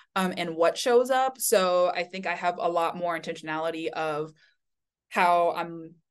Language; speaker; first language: English; early bilingual, other home language; Chinese